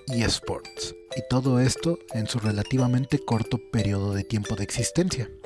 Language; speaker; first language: Spanish; native; Spanish